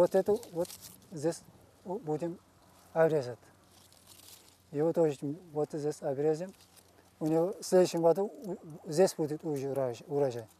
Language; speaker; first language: Russian; non-native, learner; Uzbek